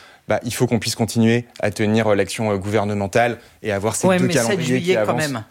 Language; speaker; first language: French; native; French